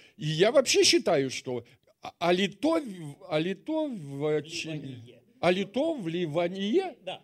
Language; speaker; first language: Russian; native; Russian